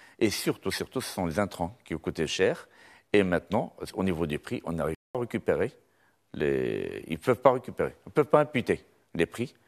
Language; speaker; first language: French; non-native, local second language; Arabic